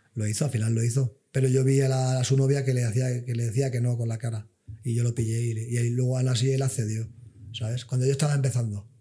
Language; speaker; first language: Spanish; native; Spanish